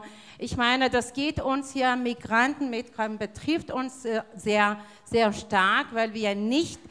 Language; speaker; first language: German; non-native, fluent; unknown